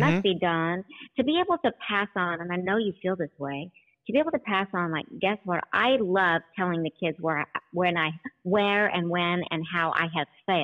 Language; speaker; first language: English; native; English